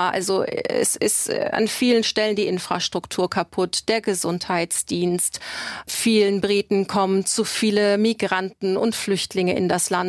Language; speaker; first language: German; native; German